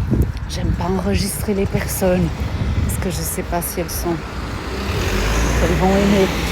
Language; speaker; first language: French; non-native, fluent; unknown